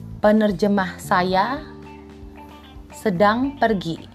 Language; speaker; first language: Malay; non-native, fluent; Chinese